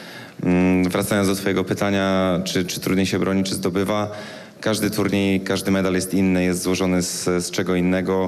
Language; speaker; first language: Polish; native; Polish